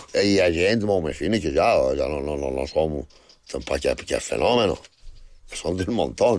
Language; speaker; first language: Catalan; native; Catalan